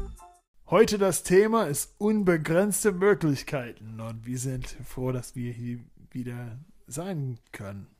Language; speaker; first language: German; non-native, fluent; English